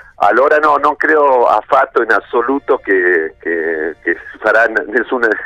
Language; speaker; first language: Italian; non-native, fluent; Spanish